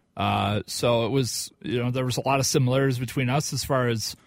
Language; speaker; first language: English; native; English